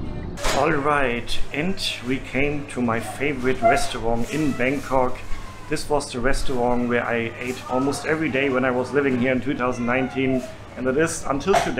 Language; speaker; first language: English; non-native, fluent; German